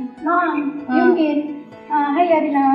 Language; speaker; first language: Arabic; non-native, learner; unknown